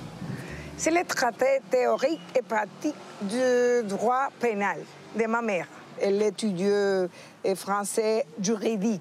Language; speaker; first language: French; non-native, fluent; Spanish